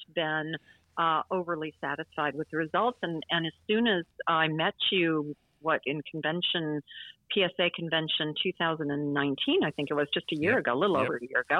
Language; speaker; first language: English; native; English